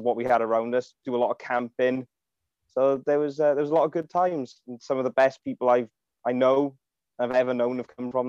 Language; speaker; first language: English; native; English